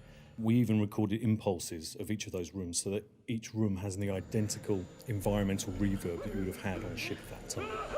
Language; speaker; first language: English; native; English